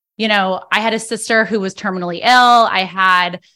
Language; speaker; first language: English; early bilingual, other home language; Spanish